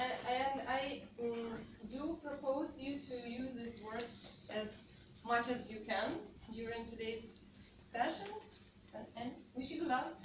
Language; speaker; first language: English; non-native, fluent; Russian